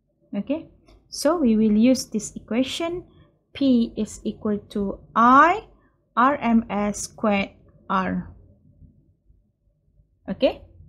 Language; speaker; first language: English; non-native, local second language; Malay